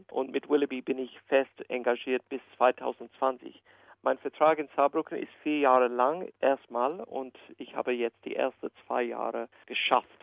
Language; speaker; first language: German; non-native, fluent; English